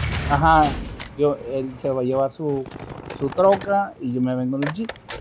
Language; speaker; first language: Spanish; native; Spanish